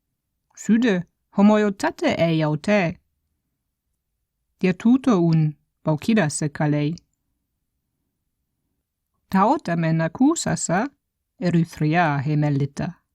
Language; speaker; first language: Greek; non-native, fluent; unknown